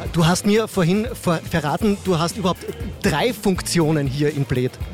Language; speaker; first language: German; native; German